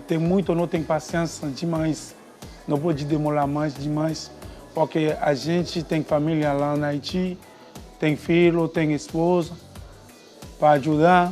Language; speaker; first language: Portuguese; non-native, learner; Haitian Creole